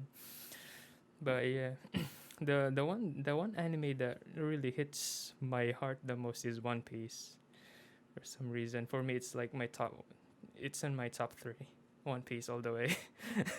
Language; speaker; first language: English; non-native, local second language; Filipino